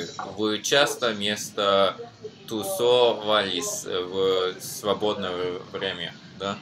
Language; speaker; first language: Russian; non-native, learner; Norwegian